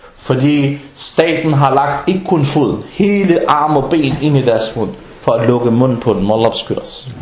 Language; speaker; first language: Danish; non-native, fluent; Arabic